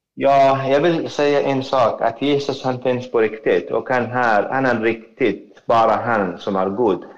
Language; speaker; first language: Swedish; non-native, fluent; Arabic